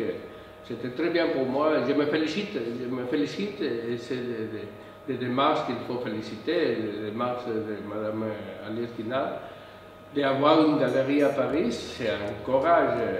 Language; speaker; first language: French; non-native, fluent; Spanish